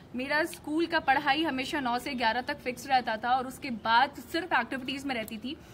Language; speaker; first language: Hindi; native; Hindi